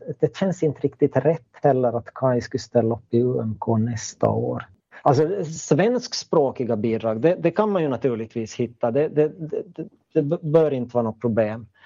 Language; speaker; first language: Swedish; native; Swedish